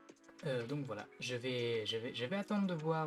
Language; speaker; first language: French; native; French